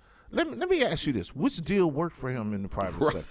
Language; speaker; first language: English; native; English